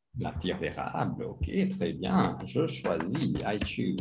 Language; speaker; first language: French; non-native, fluent; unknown